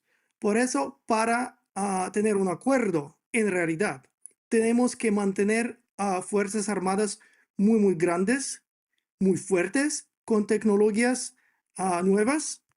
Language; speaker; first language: Spanish; non-native, fluent; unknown